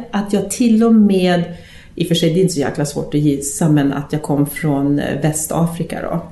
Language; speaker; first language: Swedish; early bilingual, heritage; English